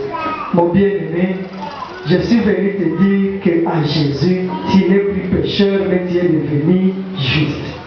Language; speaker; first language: French; non-native, local second language; Swahili